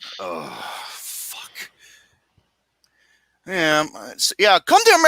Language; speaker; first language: English; native; English